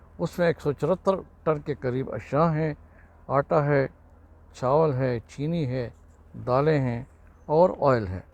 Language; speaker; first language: Urdu; non-native, local second language; Pashto